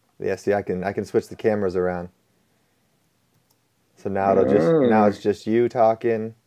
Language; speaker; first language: English; native; English